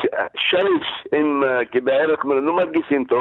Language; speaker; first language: Hebrew; non-native, learner; Arabic